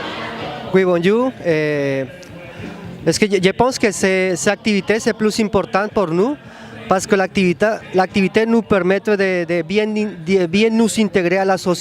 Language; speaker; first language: French; non-native, learner; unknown